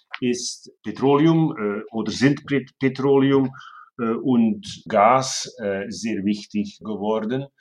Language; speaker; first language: German; non-native, fluent; Dutch